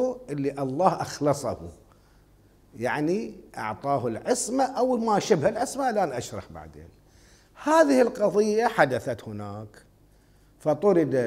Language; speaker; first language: Arabic; native; Arabic